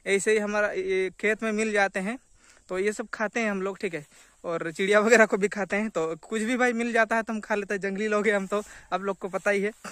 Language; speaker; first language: Hindi; non-native, local second language; Santali